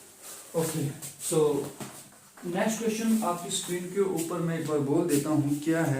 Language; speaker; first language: Hindi; native; Hindi